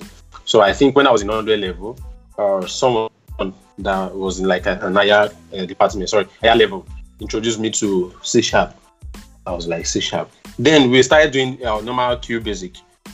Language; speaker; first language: English; non-native, local second language; Yoruba